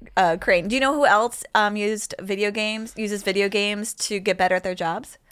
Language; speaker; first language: English; native; English